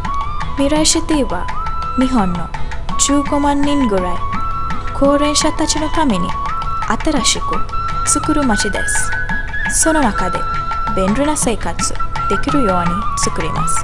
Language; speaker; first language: Japanese; non-native, learner; Sinhala